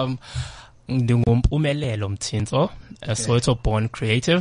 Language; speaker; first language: English; non-native, local second language; Zulu